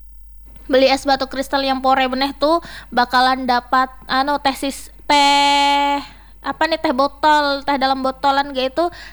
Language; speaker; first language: Indonesian; native; Indonesian